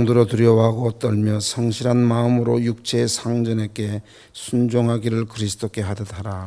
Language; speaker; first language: Korean; native; Korean